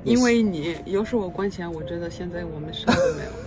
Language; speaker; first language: Chinese; non-native, fluent; French